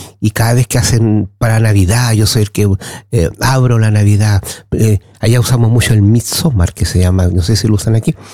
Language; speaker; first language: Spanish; native; Spanish